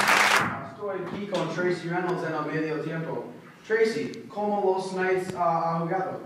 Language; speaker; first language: Spanish; non-native, learner; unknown